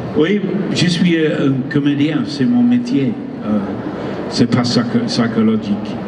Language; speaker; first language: French; non-native, learner; English